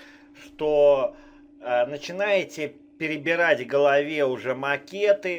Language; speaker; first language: Russian; native; Russian